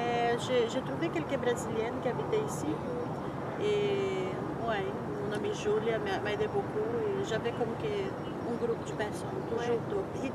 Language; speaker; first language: French; non-native, fluent; Portuguese